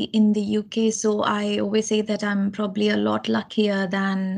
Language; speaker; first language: English; non-native, local second language; Malayalam